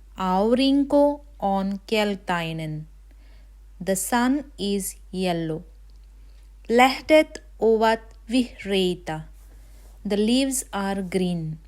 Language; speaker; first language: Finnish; non-native, fluent; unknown